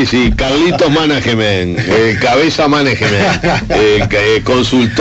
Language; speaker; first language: Spanish; native; Spanish